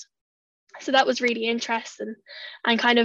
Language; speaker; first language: English; native; English